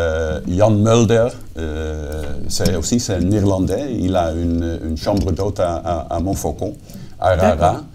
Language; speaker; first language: French; non-native, fluent; Dutch